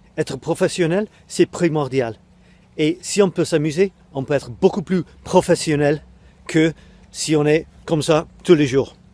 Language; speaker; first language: French; non-native, fluent; English